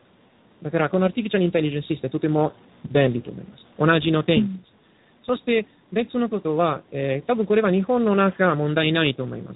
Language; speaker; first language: Japanese; non-native, learner; Italian